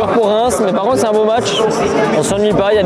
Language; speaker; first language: French; native; French